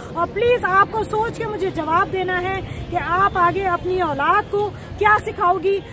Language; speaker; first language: Urdu; non-native, local second language; Punjabi